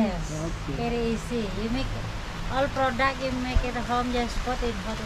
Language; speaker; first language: English; non-native, learner; Indonesian